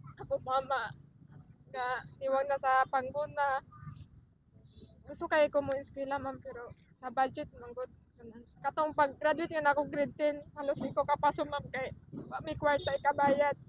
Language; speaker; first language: Cebuano; non-native, local second language; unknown